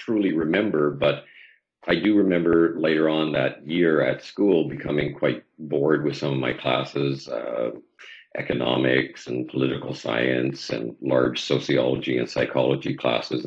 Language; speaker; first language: English; native; English